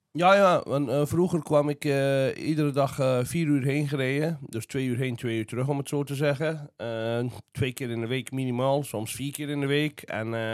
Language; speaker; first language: Dutch; non-native, fluent; Azerbaijani